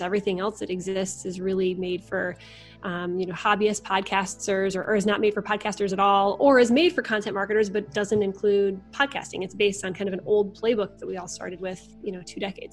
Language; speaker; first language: English; native; English